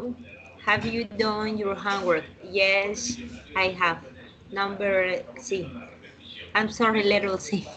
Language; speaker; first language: English; non-native, learner; Spanish